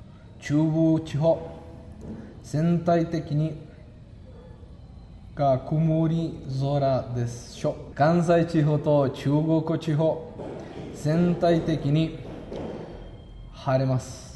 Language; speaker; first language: Japanese; non-native, learner; Spanish